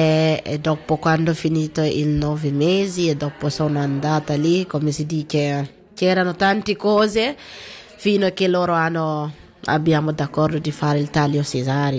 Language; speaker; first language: Italian; non-native, learner; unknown